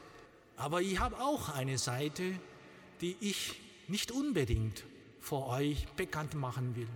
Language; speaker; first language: German; non-native, learner; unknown